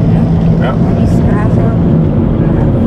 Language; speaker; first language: German; non-native, learner; Thai